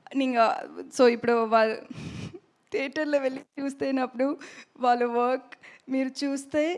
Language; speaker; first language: Telugu; non-native, local second language; Tamil